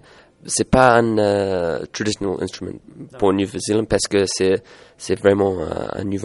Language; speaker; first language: French; non-native, learner; English